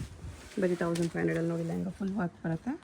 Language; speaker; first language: Kannada; native; Kannada